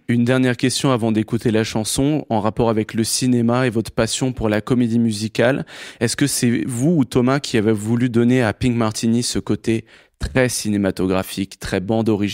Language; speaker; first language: French; native; French